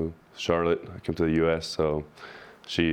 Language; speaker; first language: English; non-native, fluent; Arabic